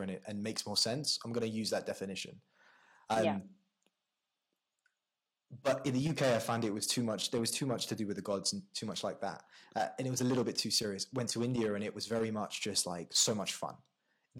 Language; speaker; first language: English; native; English